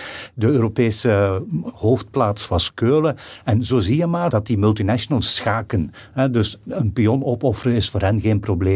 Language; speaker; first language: Dutch; native; Dutch